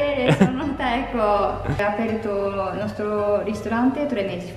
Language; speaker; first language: Italian; non-native, learner; Japanese